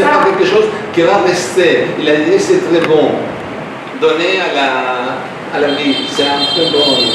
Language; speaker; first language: French; non-native, learner; Spanish